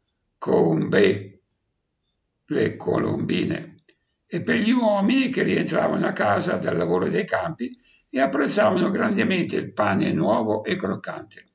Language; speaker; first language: Italian; native; Italian